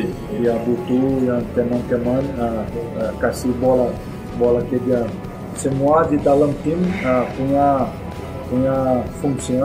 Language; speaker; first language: Indonesian; non-native, fluent; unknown